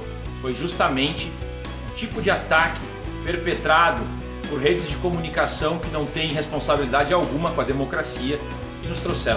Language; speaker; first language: Portuguese; native; Portuguese